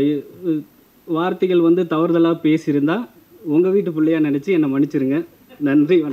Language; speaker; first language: Tamil; native; Tamil